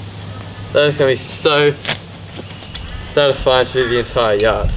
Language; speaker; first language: English; native; English